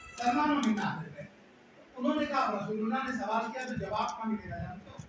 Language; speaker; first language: Urdu; native; Urdu